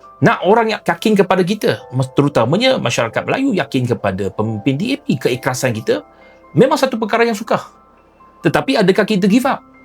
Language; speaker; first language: Malay; non-native, local second language; Chinese